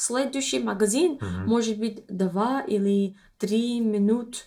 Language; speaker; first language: Russian; non-native, learner; English